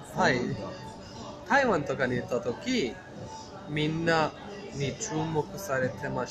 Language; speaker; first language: Japanese; non-native, fluent; Persian